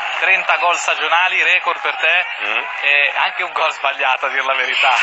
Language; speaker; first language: Italian; native; Italian